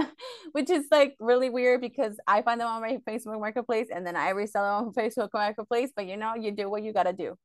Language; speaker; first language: English; early bilingual, other home language; Spanish